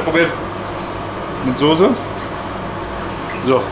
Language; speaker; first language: German; native; German